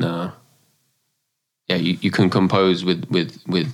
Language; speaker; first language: English; native; English